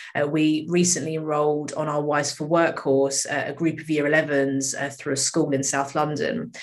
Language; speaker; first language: English; native; English